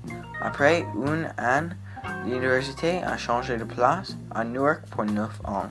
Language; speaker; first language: French; non-native, learner; English